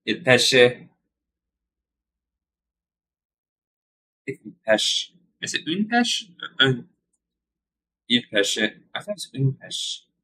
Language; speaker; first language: Italian; non-native, learner; English